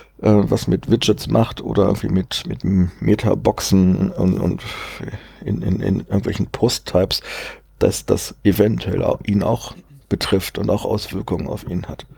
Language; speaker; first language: German; native; German